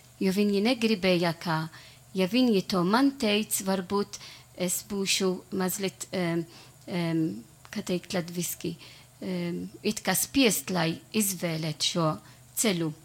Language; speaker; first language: Latvian; non-native, learner; Italian